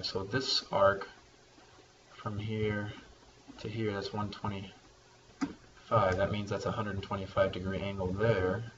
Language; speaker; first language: English; native; English